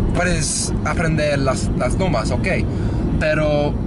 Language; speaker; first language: Spanish; non-native, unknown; English